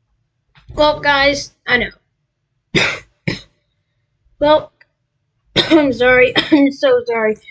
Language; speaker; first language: English; native; English